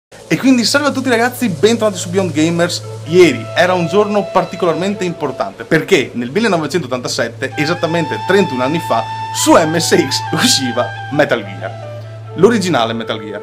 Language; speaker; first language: Italian; native; Italian